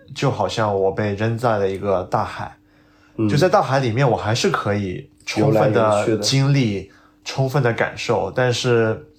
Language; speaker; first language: Chinese; non-native, local second language; Cantonese